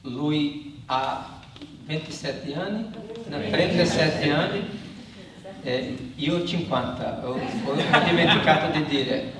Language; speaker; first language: Italian; non-native, learner; Portuguese